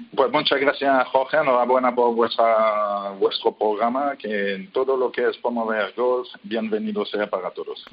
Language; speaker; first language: Spanish; non-native, fluent; French